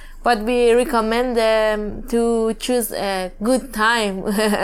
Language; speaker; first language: English; non-native, learner; Persian